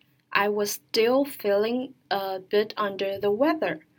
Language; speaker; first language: English; non-native, fluent; Chinese